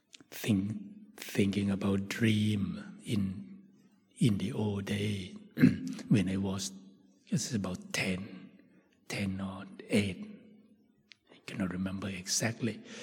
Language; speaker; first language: English; non-native, fluent; Thai